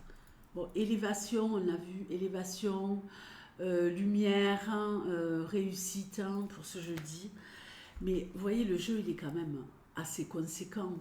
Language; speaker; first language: French; native; French